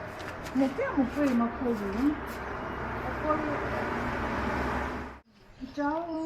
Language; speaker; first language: Italian; non-native, learner; Mizo